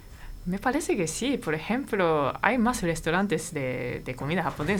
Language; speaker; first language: Spanish; non-native, fluent; Japanese